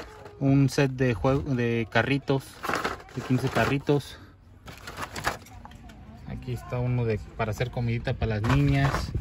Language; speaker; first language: Spanish; native; Spanish